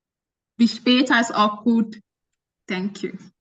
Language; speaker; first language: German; non-native, fluent; French